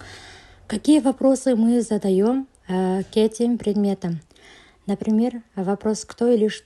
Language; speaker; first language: Russian; non-native, local second language; Kazakh